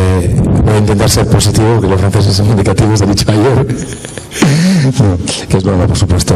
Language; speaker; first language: Spanish; non-native, fluent; French